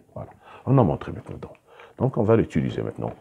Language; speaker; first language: French; non-native, local second language; Arabic